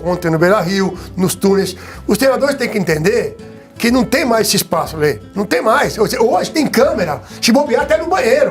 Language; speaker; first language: Portuguese; native; Portuguese